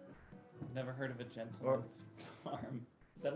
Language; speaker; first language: English; native; English